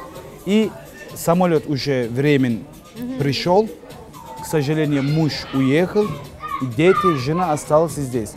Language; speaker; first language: Russian; non-native, learner; Turkish